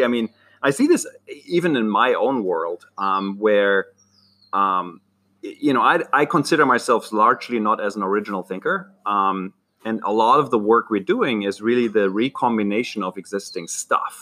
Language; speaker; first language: English; non-native, fluent; German